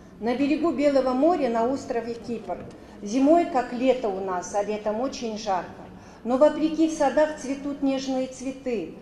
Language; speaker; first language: Russian; non-native, local second language; Kazakh